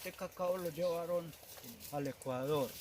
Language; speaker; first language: Spanish; native; Spanish